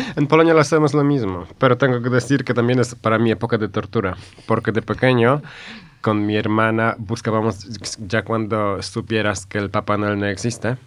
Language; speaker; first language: Spanish; non-native, fluent; Polish